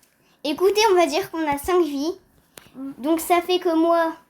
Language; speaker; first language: French; native; French